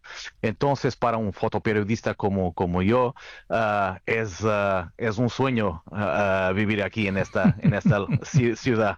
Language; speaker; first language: Spanish; non-native, fluent; Portuguese